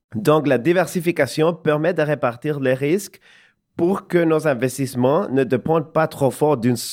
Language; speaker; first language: French; non-native, fluent; Spanish